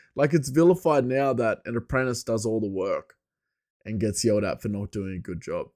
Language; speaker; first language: English; native; English